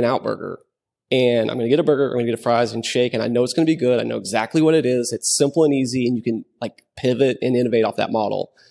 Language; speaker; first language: English; native; English